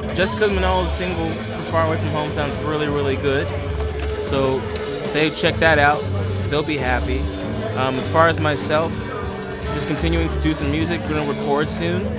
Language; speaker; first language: English; native; English